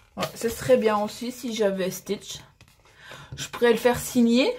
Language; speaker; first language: French; native; French